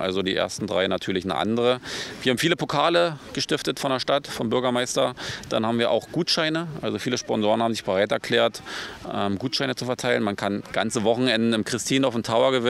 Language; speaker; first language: German; native; German